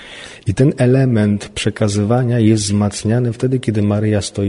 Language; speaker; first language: Polish; native; Polish